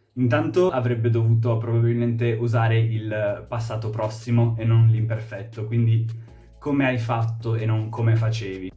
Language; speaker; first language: Italian; native; Italian